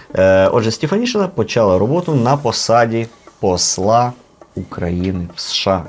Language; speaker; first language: Ukrainian; native; Ukrainian